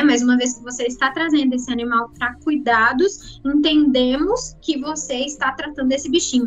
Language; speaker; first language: Portuguese; native; Portuguese